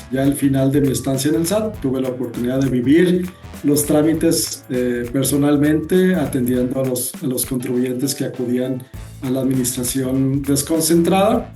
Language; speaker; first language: Spanish; native; Spanish